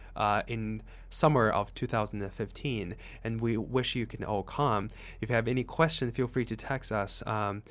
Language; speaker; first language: English; non-native, fluent; Chinese